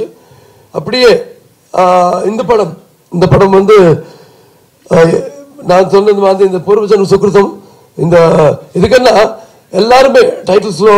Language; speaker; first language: Tamil; non-native, local second language; Telugu